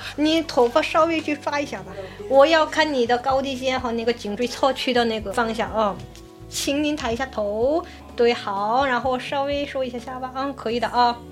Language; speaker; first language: Chinese; non-native, fluent; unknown